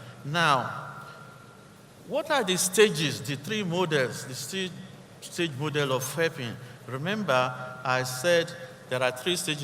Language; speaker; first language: English; non-native, local second language; Yoruba